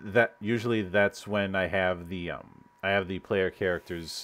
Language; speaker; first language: English; native; English